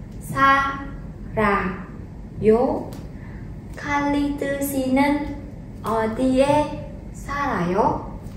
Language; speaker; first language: Korean; non-native, fluent; Vietnamese